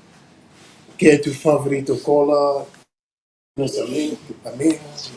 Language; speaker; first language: Spanish; non-native, learner; English